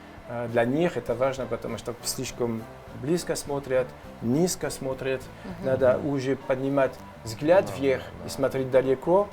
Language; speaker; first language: Russian; non-native, learner; French